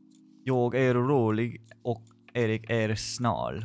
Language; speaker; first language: Swedish; non-native, learner; English